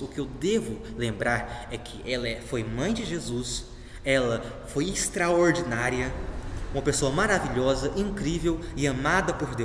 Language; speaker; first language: Portuguese; native; Portuguese